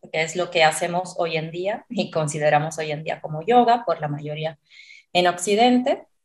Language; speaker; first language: Spanish; non-native, fluent; Italian